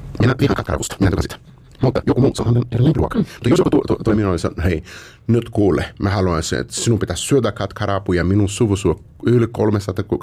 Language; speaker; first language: Finnish; non-native, learner; Portuguese